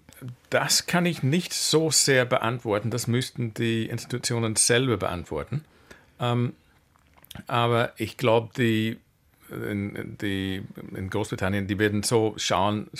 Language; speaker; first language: German; non-native, fluent; English